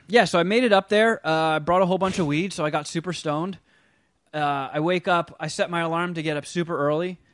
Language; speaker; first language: English; native; English